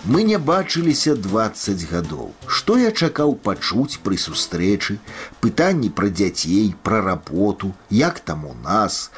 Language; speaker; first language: Belarusian; native; Belarusian